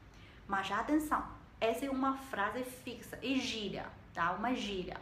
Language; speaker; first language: Portuguese; non-native, learner; Chinese